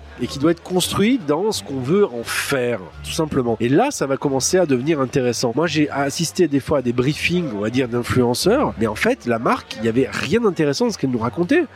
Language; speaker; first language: French; native; French